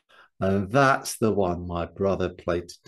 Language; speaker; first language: English; native; English